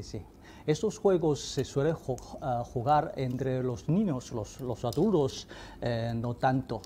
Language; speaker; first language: Spanish; non-native, fluent; Chinese